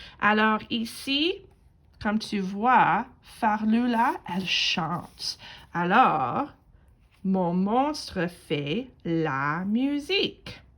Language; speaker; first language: French; non-native, fluent; English